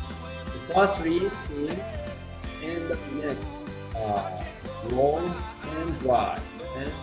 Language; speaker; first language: English; non-native, learner; Japanese